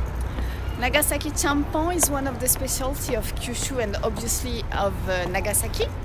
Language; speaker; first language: English; non-native, fluent; French